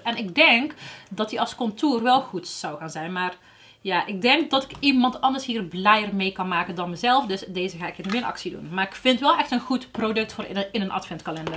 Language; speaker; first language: Dutch; native; Dutch